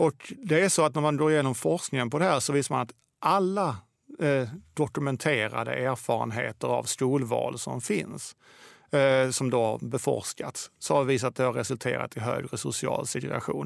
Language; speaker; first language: Swedish; native; Swedish